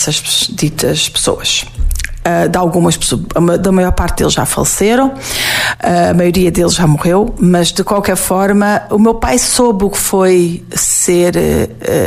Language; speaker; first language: Portuguese; native; Portuguese